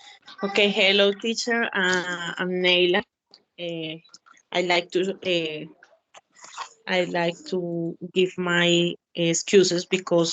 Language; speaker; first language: English; non-native, learner; Spanish